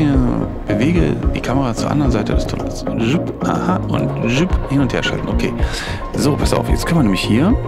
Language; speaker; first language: German; native; German